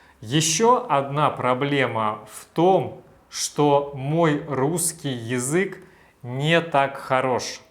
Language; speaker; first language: Russian; native; Russian